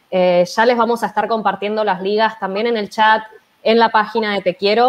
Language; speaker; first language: Spanish; native; Spanish